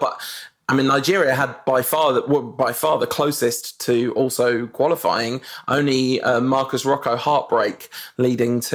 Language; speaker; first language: English; native; English